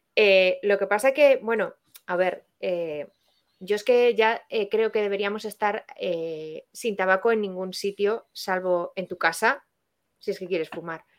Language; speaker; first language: Spanish; native; Spanish